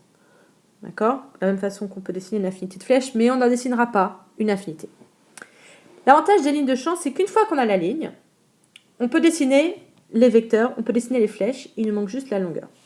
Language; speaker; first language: French; native; French